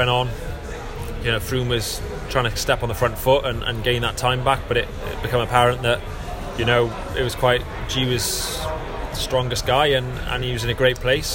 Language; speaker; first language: English; native; English